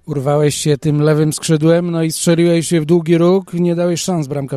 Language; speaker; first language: Polish; native; Polish